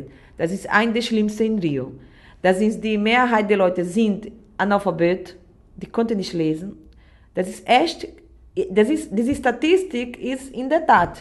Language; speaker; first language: German; non-native, learner; Portuguese